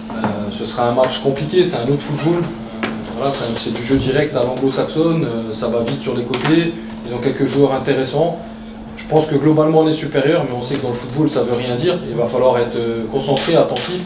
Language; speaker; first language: French; native; French